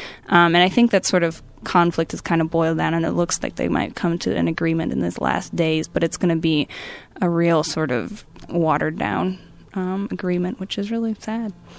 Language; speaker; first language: English; native; English